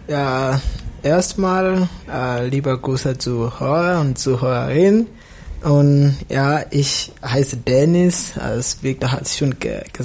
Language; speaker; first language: German; non-native, learner; Swahili